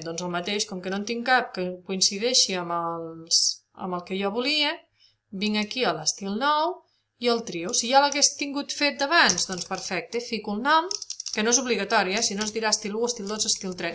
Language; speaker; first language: Catalan; native; Catalan